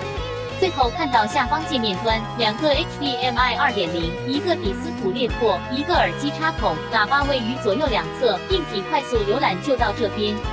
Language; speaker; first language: Chinese; native; Chinese